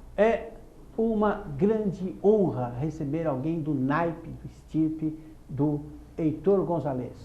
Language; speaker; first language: Portuguese; native; Portuguese